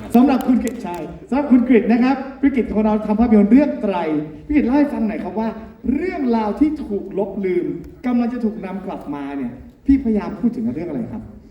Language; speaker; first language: Thai; native; Thai